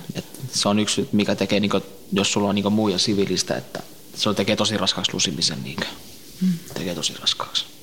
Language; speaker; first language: Finnish; early bilingual, other home language; Central Kurdish